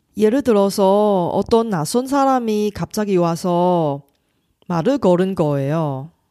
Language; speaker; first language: Korean; non-native, fluent; Chinese